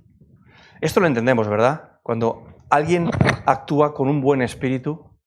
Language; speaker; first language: Spanish; native; Spanish